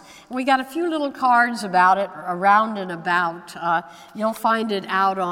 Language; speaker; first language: English; native; English